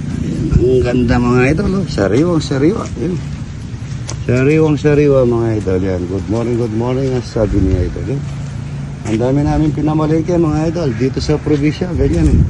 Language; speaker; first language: Filipino; non-native, local second language; Pampanga